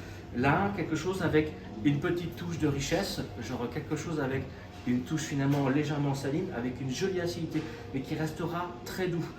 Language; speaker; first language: French; native; French